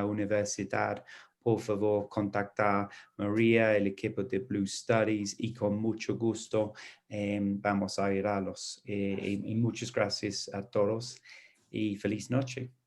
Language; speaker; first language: Spanish; non-native, fluent; English